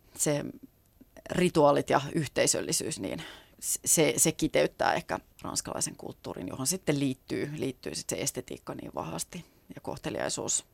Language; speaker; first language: Finnish; native; Finnish